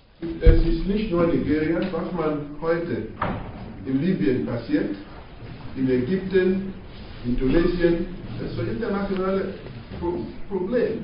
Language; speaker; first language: German; non-native, fluent; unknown